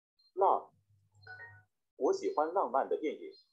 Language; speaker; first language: Chinese; non-native, learner; Vietnamese